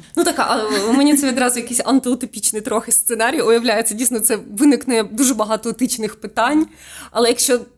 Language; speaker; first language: Ukrainian; native; Ukrainian